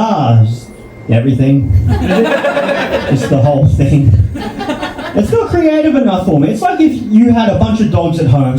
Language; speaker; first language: English; native; English